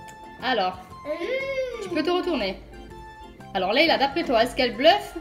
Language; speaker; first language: French; native; French